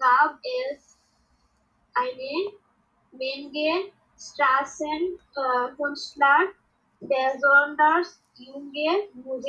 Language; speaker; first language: German; non-native, learner; Bangla